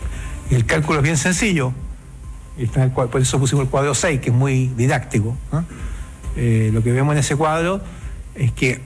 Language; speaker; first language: Spanish; native; Spanish